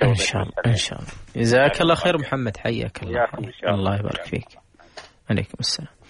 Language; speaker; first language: Arabic; native; Arabic